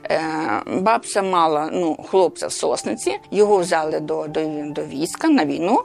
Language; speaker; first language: Ukrainian; native; Ukrainian